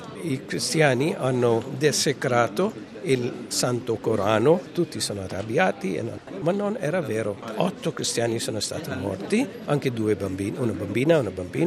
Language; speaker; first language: Italian; non-native, fluent; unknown